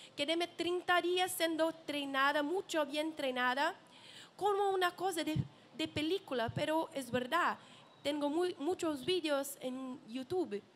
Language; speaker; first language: Spanish; non-native, learner; Portuguese